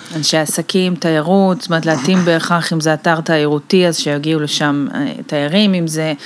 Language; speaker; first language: Hebrew; native; Hebrew